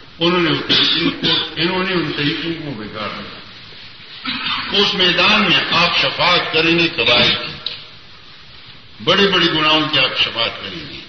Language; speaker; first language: Urdu; non-native, local second language; Pashto